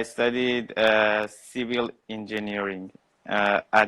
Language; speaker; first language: English; non-native, learner; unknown